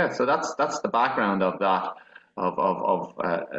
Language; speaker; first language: English; native; English